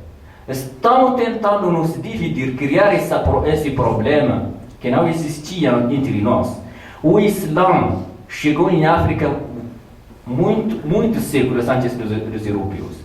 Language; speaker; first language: Portuguese; non-native, fluent; Tamasheq